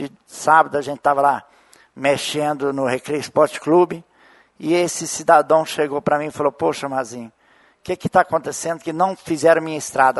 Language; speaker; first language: Portuguese; native; Portuguese